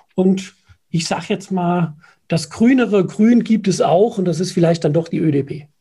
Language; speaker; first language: German; native; German